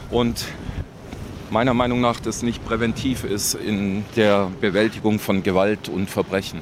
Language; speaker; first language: German; native; German